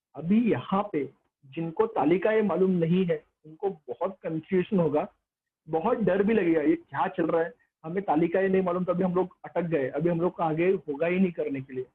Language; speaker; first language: Hindi; non-native, local second language; Marathi